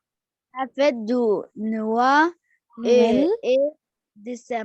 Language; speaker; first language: French; non-native, learner; Arabic